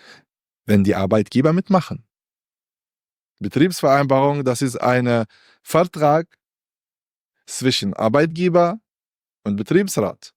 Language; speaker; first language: German; non-native, learner; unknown